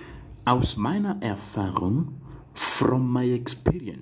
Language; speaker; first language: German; non-native, fluent; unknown